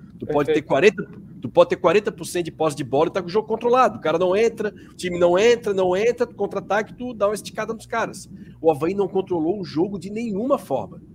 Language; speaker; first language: Portuguese; native; Portuguese